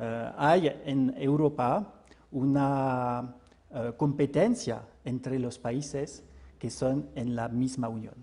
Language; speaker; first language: Spanish; non-native, fluent; French